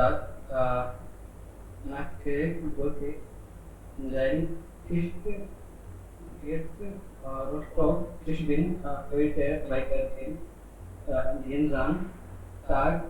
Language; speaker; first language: German; non-native, learner; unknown